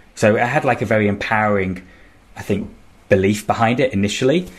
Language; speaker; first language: English; native; English